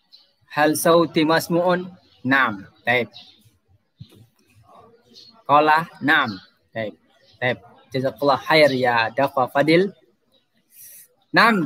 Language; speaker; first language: Arabic; non-native, fluent; Indonesian